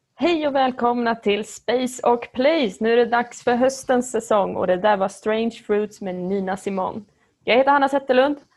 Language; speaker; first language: Swedish; native; Swedish